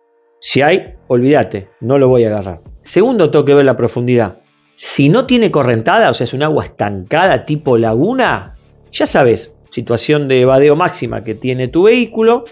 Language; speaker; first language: Spanish; native; Spanish